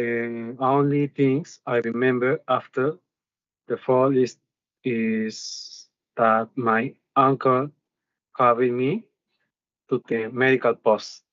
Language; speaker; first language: English; non-native, learner; Spanish